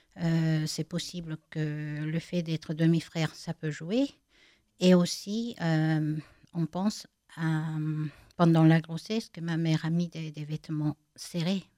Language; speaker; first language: French; non-native, fluent; Spanish